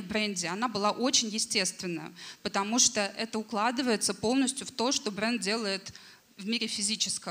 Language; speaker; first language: Russian; native; Russian